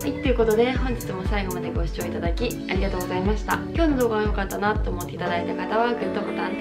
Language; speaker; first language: Japanese; native; Japanese